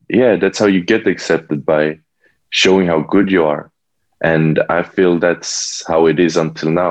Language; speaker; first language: English; non-native, fluent; Swedish